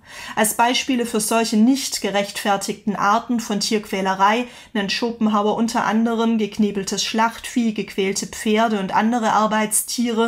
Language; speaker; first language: German; native; German